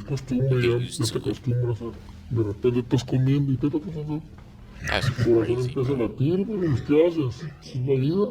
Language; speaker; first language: Spanish; native; Spanish